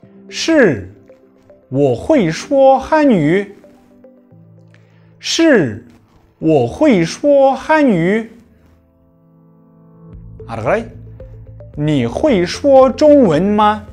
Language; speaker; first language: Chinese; non-native, fluent; Kazakh